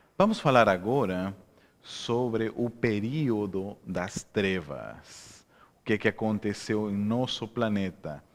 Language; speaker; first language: Portuguese; non-native, fluent; Spanish